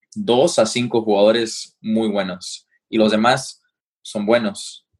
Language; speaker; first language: Spanish; early bilingual, heritage; Spanish